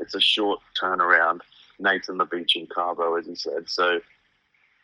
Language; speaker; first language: English; native; English